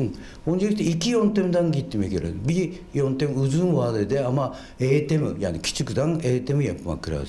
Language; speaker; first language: Turkish; non-native, fluent; Japanese